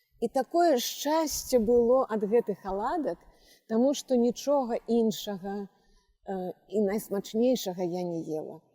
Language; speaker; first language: Belarusian; native; Belarusian